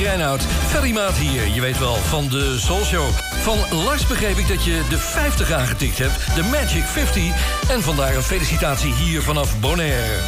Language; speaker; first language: Dutch; native; Dutch